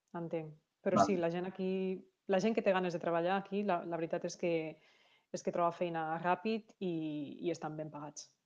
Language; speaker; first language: Catalan; native; Catalan